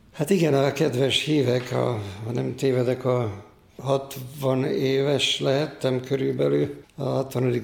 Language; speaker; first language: Hungarian; native; Hungarian